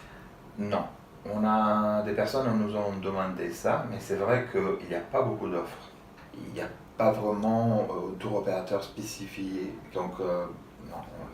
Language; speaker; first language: French; non-native, fluent; Italian